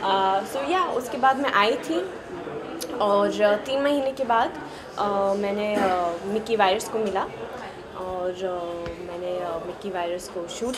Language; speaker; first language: Hindi; non-native, fluent; Swedish